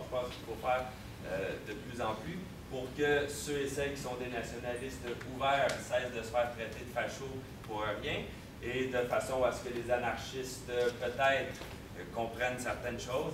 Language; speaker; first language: French; native; French